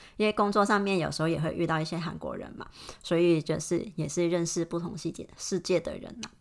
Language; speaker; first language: Chinese; non-native, fluent; Cantonese